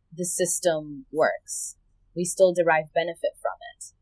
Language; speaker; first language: English; native; English